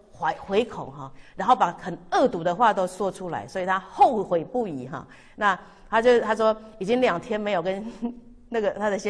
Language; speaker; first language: Chinese; native; Chinese